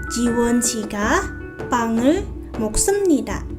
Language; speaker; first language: Korean; non-native, fluent; Indonesian